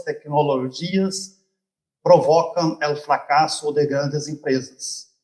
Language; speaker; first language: Spanish; non-native, fluent; Portuguese